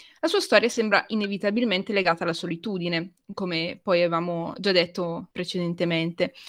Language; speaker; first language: Italian; native; Italian